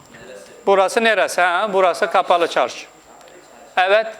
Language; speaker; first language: Turkish; non-native, fluent; Urdu